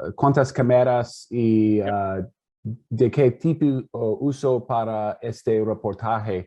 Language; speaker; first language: Spanish; non-native, learner; English